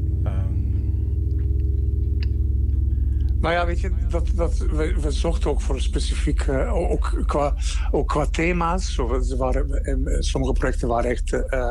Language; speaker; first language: Dutch; non-native, fluent; Serbian